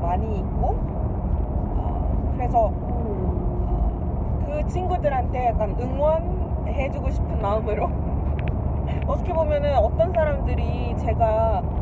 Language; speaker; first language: Korean; non-native, fluent; Malay